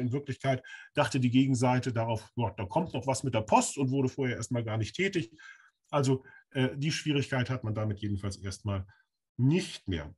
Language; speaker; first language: German; native; German